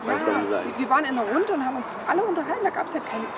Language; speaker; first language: German; native; German